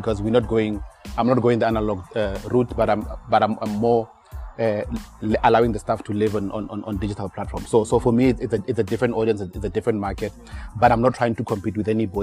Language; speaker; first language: English; non-native, local second language; Tswana